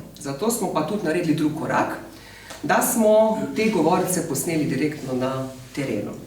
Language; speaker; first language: Slovenian; native; Slovenian